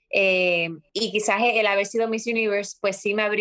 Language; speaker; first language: Spanish; native; Spanish